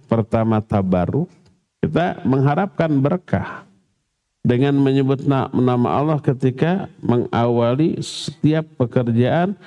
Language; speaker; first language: Malay; non-native, local second language; Sundanese